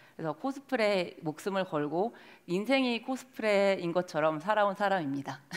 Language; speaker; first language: Korean; native; Korean